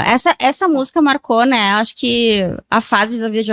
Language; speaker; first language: Portuguese; native; Portuguese